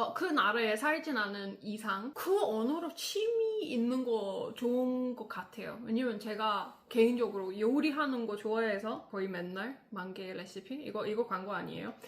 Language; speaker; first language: Korean; non-native, fluent; English